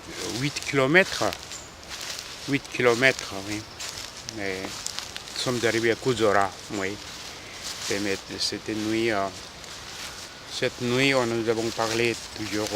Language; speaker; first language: French; non-native, fluent; Korean